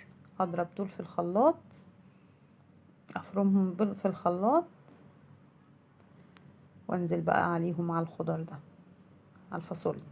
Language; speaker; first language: Arabic; native; Arabic